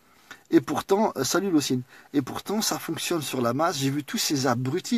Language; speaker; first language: French; native; French